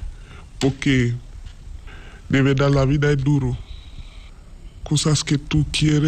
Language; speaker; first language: Spanish; non-native, learner; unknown